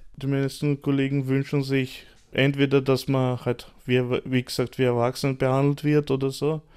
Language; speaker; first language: German; early bilingual, other home language; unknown